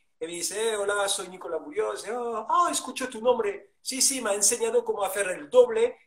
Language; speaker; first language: Spanish; non-native, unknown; French